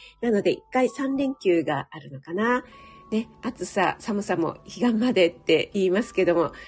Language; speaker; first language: Japanese; native; Japanese